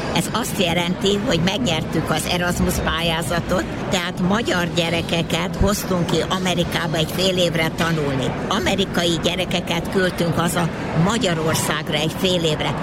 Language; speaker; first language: Hungarian; early bilingual, heritage; Hungarian